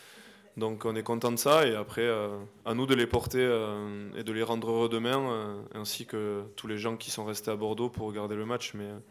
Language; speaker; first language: French; native; French